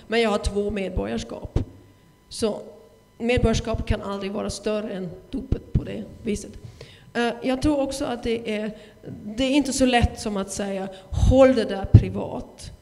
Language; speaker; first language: Swedish; non-native, fluent; German